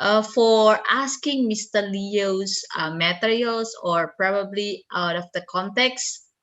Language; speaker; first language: English; non-native, fluent; Indonesian